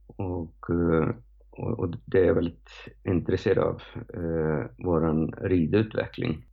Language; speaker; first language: Swedish; non-native, fluent; Icelandic